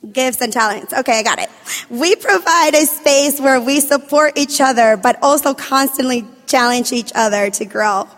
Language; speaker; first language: English; native; English